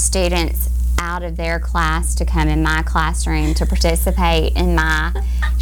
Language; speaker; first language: English; native; English